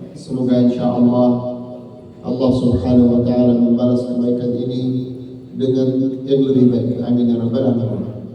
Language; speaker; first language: Indonesian; non-native, learner; Arabic